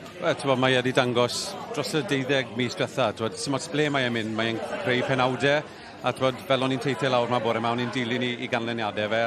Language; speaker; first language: Welsh; native; Welsh